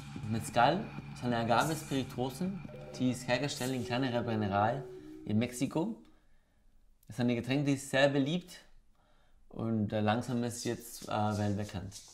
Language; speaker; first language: German; non-native, fluent; Spanish